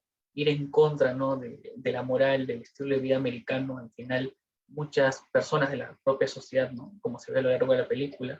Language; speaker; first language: Spanish; native; Spanish